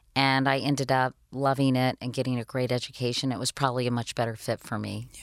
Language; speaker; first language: English; native; English